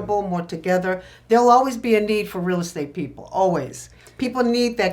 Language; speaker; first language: English; native; English